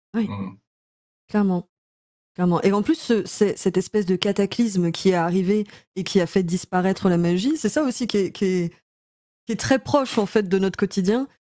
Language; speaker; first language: French; native; French